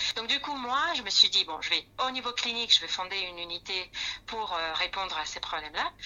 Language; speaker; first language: French; non-native, fluent; Spanish